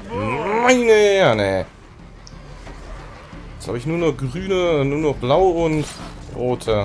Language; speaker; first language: German; native; German